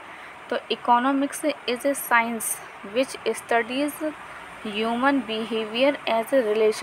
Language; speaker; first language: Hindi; native; Hindi